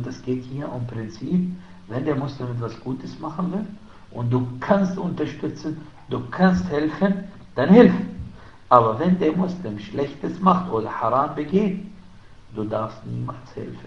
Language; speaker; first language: German; non-native, fluent; Arabic